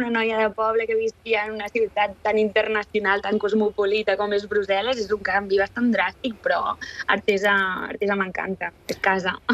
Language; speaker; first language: Catalan; early bilingual, other home language; Bulgarian